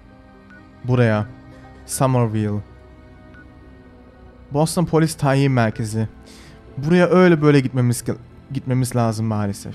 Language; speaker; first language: Turkish; early bilingual, heritage; Turkish